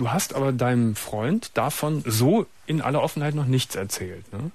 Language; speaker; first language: German; native; German